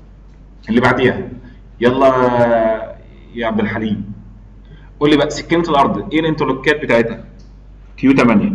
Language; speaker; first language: Arabic; native; Arabic